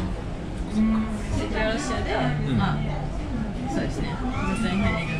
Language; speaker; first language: Japanese; early bilingual, other home language; Russian